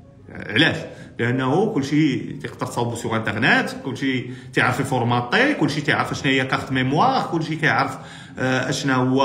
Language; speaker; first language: Arabic; native; Arabic